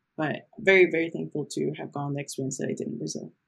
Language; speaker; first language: English; early bilingual, other home language; Portuguese